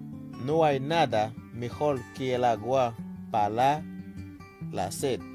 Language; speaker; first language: Spanish; non-native, learner; Haitian Creole